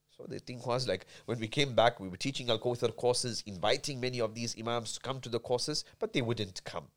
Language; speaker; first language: English; native; English